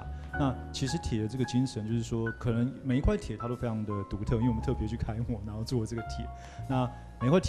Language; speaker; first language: Chinese; native; Chinese